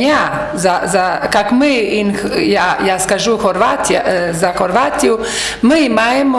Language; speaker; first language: Russian; non-native, learner; Croatian